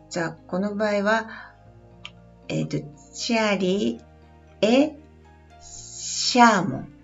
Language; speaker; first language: Japanese; non-native, learner; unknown